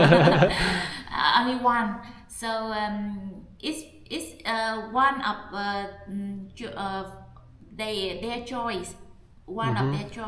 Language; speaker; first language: English; non-native, learner; Vietnamese